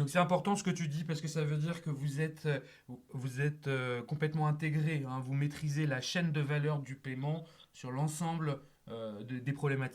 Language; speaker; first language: French; native; French